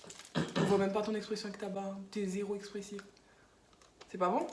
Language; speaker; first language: French; native; French